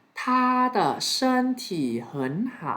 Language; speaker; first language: Chinese; non-native, fluent; Thai